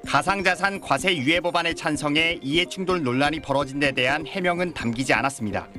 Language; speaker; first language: Korean; native; Korean